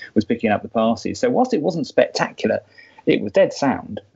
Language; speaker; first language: English; native; English